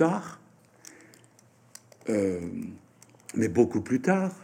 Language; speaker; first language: French; non-native, fluent; Japanese